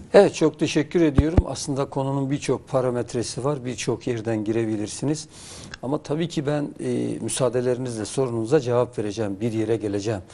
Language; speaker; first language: Turkish; native; Turkish